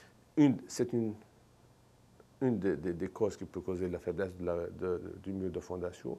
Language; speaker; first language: French; non-native, local second language; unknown